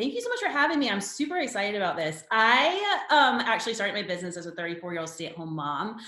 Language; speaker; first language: English; native; English